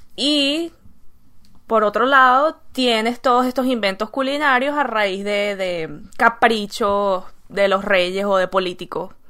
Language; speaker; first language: Spanish; native; Spanish